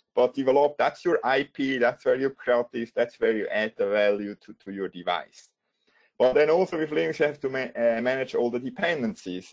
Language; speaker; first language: English; non-native, fluent; German